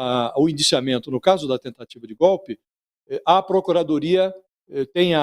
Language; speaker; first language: Portuguese; native; Portuguese